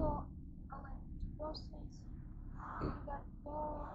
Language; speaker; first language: French; non-native, learner; Russian